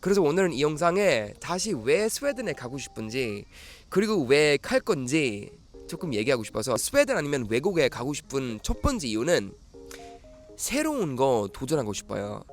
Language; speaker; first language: Korean; non-native, fluent; Swedish